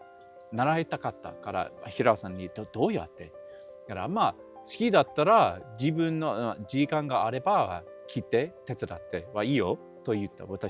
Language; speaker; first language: Japanese; non-native, learner; English